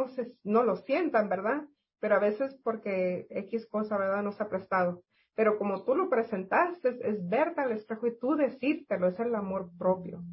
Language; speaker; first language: Spanish; native; Spanish